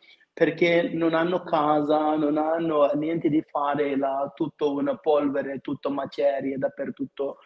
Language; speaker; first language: Italian; non-native, fluent; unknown